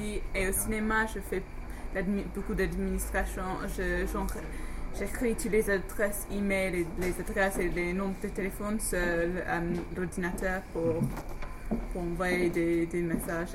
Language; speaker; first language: French; non-native, fluent; English